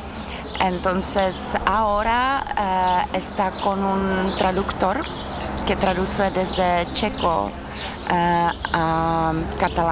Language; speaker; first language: Spanish; non-native, learner; Czech